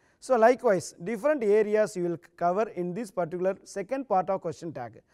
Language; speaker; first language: English; non-native, local second language; Tamil